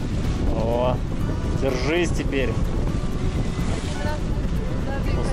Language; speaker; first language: Russian; native; Russian